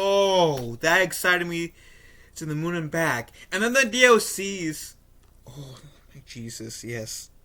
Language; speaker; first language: English; native; English